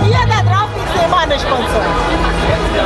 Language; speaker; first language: German; non-native, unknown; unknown